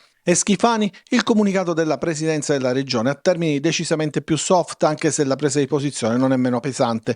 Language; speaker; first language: Italian; native; Italian